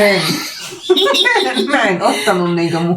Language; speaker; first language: Finnish; native; Finnish